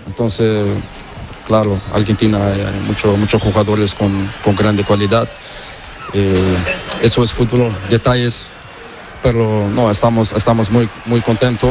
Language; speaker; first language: Spanish; non-native, learner; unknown